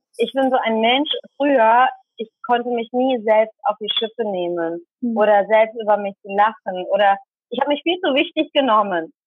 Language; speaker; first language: German; early bilingual, other home language; Tamil